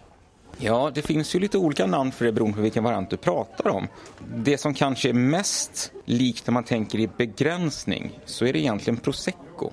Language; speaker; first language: Swedish; native; Swedish